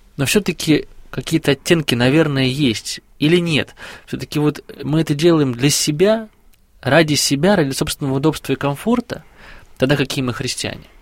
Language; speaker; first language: Russian; native; Russian